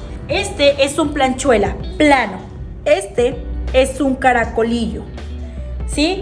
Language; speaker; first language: Spanish; native; Spanish